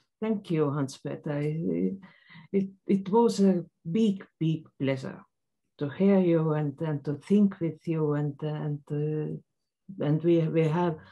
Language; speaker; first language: English; non-native, learner; Estonian